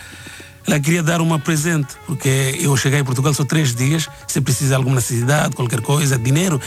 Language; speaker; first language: Portuguese; non-native, learner; Bangla